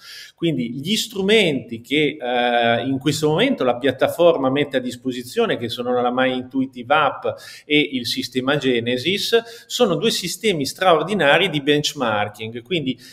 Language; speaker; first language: Italian; native; Italian